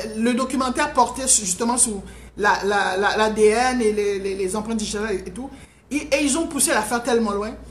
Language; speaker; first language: French; non-native, local second language; Haitian Creole